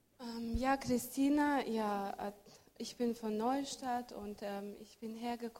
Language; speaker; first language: German; early bilingual, other home language; Russian